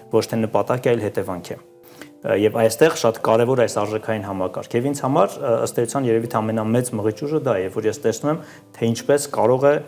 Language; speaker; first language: Armenian; native; Armenian